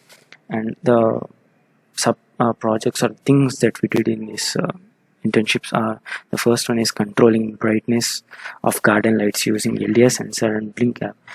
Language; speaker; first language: English; non-native, local second language; Telugu